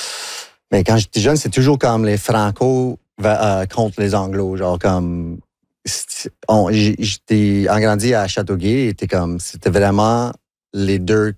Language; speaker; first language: French; non-native, local second language; English